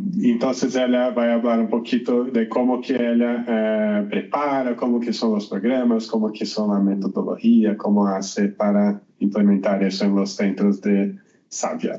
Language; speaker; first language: Spanish; non-native, learner; Portuguese